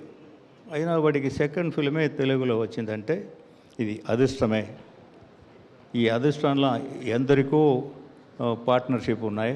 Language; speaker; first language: Telugu; non-native, learner; Tamil